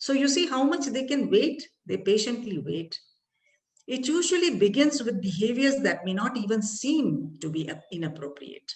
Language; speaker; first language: English; non-native, local second language; Malayalam